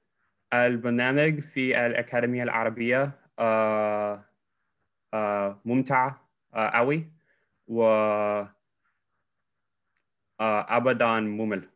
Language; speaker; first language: Arabic; non-native, learner; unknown